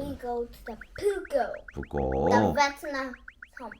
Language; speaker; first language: English; non-native, learner; Korean